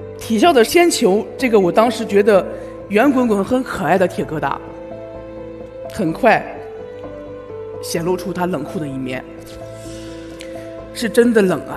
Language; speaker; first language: Chinese; native; Chinese